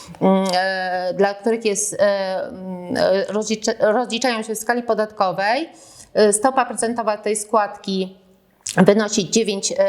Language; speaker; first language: Polish; native; Polish